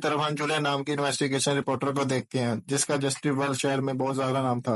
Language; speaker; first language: Hindi; native; Hindi